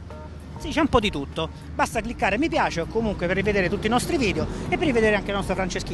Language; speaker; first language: Italian; native; Italian